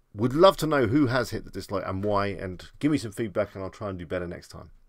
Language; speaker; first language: English; native; English